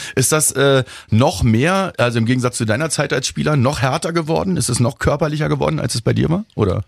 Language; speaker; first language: German; native; German